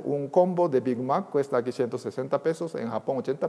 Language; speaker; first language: Spanish; non-native, fluent; Japanese